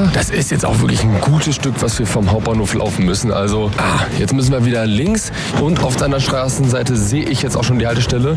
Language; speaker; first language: German; native; German